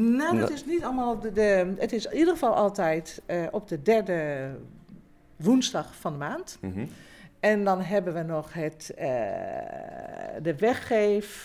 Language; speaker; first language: Dutch; native; Dutch